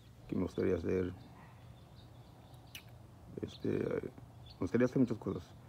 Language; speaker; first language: Spanish; early bilingual, heritage; Spanish